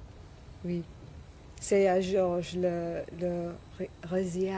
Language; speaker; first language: French; non-native, learner; English